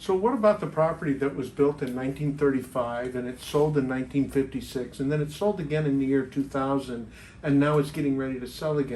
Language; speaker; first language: English; native; English